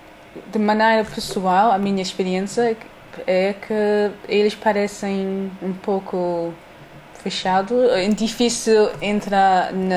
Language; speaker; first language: Portuguese; non-native, learner; English